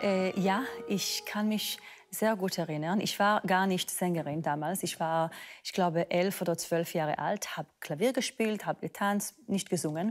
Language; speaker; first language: German; non-native, fluent; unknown